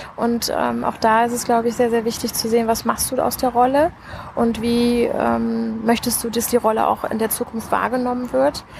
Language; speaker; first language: German; native; German